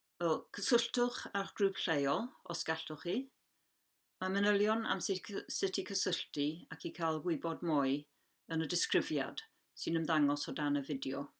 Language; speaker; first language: Welsh; non-native, local second language; English